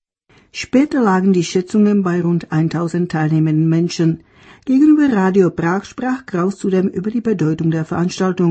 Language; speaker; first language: German; native; German